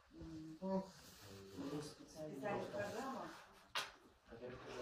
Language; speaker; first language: Russian; native; Russian